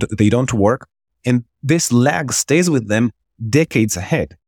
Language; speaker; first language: English; non-native, fluent; Hebrew